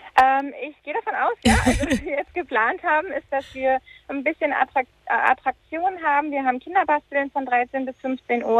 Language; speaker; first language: German; native; German